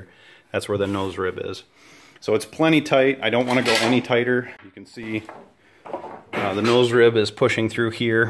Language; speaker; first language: English; native; English